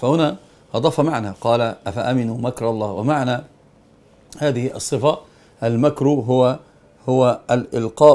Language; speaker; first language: Arabic; native; Arabic